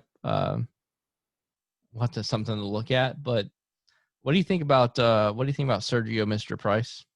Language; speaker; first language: English; native; English